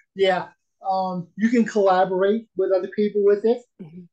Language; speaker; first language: English; native; English